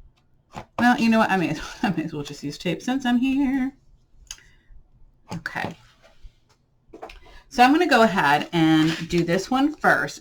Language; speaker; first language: English; native; English